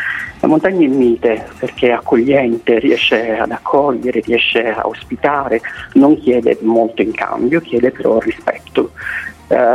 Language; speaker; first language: Italian; native; Italian